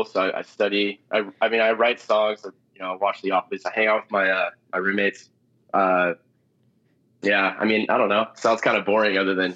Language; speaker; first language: English; native; English